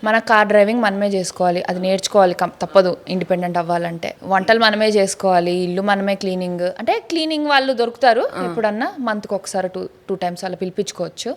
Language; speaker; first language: Telugu; native; Telugu